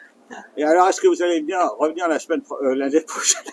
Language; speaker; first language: French; native; French